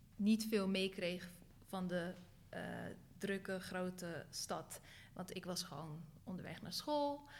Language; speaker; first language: Dutch; early bilingual, other home language; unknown